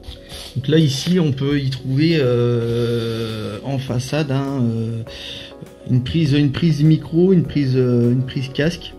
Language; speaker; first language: French; native; French